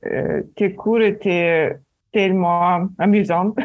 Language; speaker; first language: French; non-native, fluent; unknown